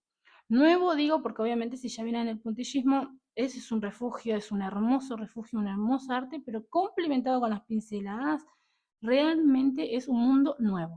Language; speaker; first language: Spanish; native; Spanish